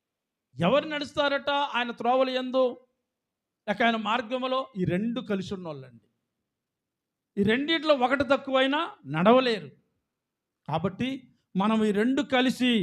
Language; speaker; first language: Telugu; native; Telugu